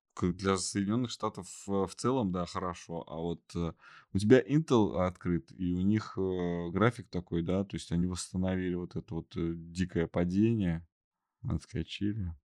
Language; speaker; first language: Russian; native; Russian